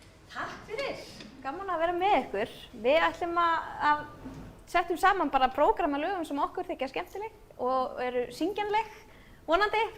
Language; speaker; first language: Icelandic; native; Icelandic